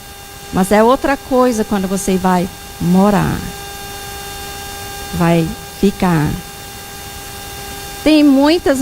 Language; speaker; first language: Portuguese; non-native, fluent; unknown